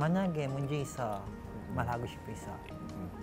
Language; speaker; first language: Korean; non-native, learner; Filipino